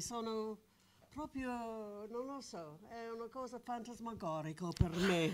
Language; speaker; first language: Italian; non-native, learner; English